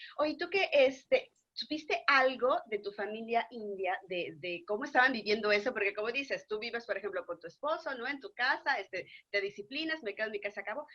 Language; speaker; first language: Spanish; native; Spanish